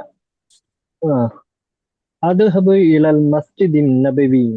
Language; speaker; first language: Arabic; non-native, learner; Tamil